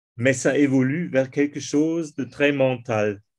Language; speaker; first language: French; non-native, fluent; German